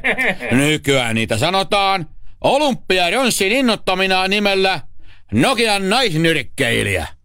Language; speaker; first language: Finnish; native; Finnish